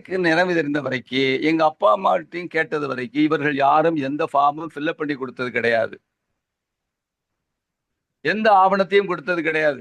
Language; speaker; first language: Tamil; native; Tamil